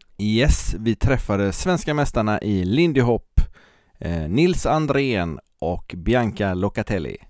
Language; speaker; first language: Swedish; native; Swedish